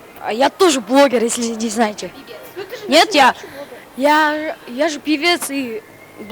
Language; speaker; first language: Russian; non-native, local second language; Kyrgyz